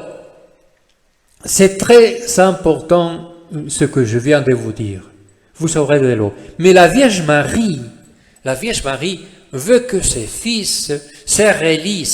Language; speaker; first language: French; non-native, fluent; Spanish